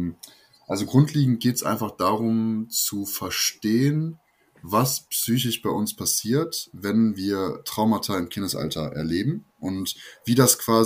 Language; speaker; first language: German; native; German